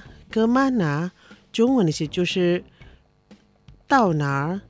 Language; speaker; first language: Chinese; non-native, fluent; Indonesian